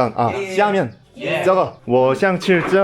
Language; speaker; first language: Chinese; non-native, learner; Korean